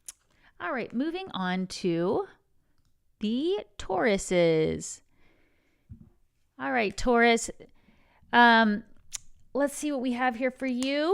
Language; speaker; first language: English; native; English